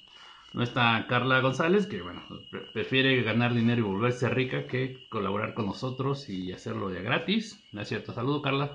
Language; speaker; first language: Spanish; native; Spanish